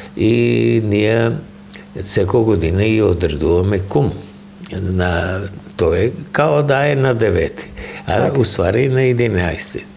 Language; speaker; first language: Macedonian; native; Macedonian